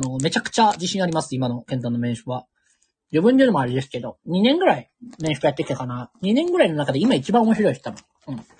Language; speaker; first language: Japanese; native; Japanese